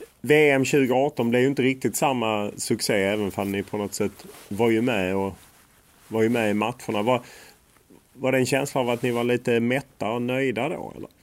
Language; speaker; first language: Swedish; native; Swedish